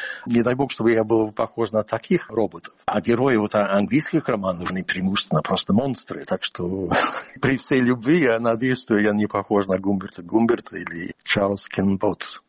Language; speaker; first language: Russian; non-native, fluent; English